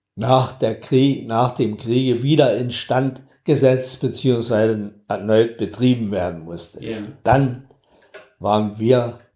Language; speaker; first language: German; native; German